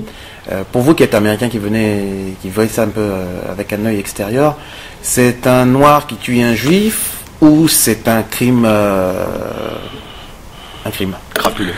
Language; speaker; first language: French; native; French